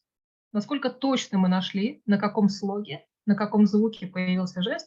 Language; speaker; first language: Russian; native; Russian